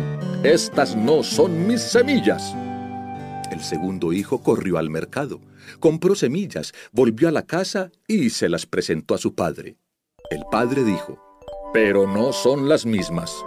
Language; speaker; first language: Spanish; native; Spanish